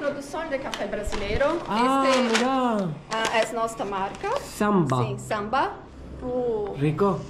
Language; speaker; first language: Spanish; non-native, learner; Portuguese